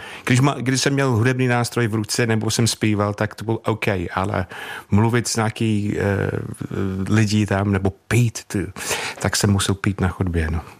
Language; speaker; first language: Czech; non-native, fluent; English